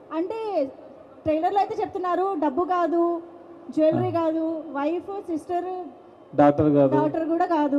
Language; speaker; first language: Telugu; native; Telugu